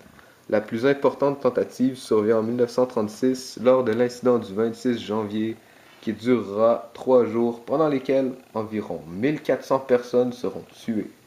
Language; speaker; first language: French; native; French